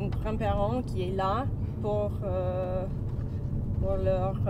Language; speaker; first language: French; non-native, learner; English